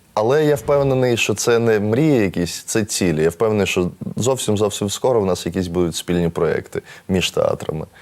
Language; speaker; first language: Ukrainian; non-native, local second language; Russian